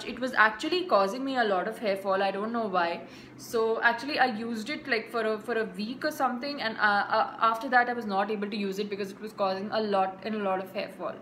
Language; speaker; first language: English; non-native, local second language; Hindi